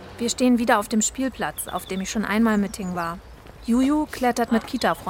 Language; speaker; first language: German; native; German